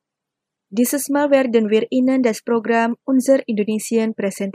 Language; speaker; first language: German; non-native, fluent; Indonesian